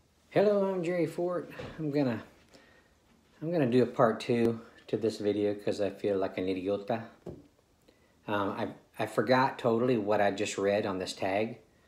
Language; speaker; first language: English; native; English